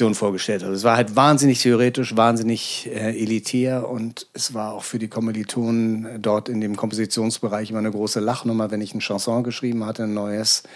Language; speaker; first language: German; native; German